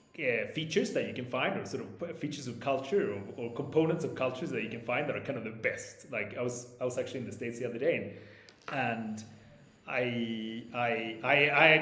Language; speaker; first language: English; non-native, fluent; Swedish